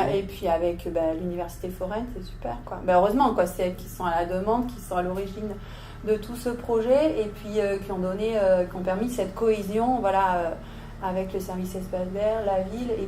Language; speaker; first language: French; native; French